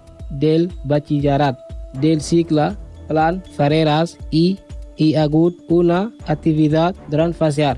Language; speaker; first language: Catalan; non-native, learner; Spanish